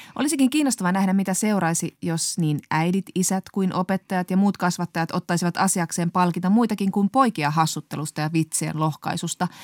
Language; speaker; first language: Finnish; native; Finnish